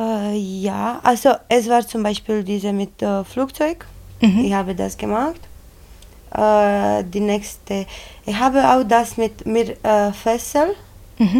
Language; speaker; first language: German; non-native, learner; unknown